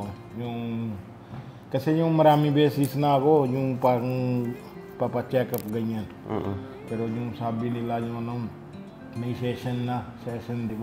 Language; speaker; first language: Filipino; non-native, fluent; Punjabi